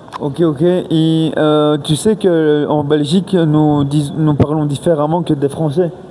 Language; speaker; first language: French; native; French